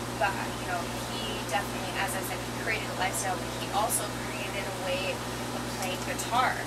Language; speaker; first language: English; native; English